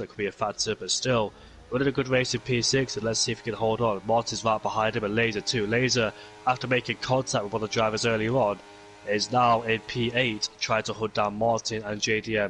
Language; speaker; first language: English; native; English